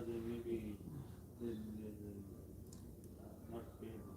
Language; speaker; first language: English; non-native, learner; Punjabi